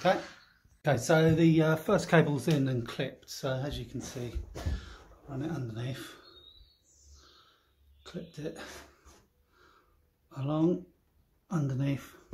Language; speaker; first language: English; native; English